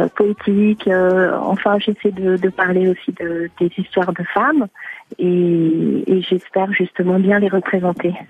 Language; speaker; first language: French; native; French